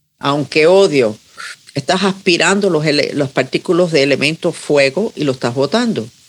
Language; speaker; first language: Spanish; non-native, fluent; English